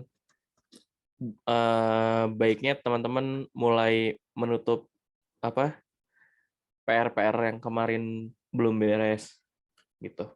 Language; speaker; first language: Indonesian; native; Indonesian